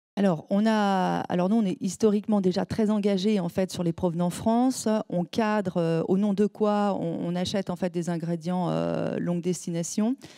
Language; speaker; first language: French; native; French